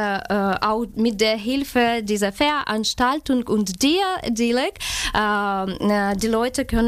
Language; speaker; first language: German; non-native, fluent; Ukrainian